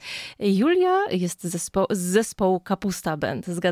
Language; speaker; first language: Polish; native; Polish